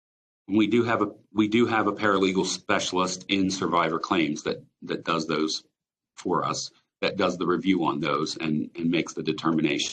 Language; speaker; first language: English; native; English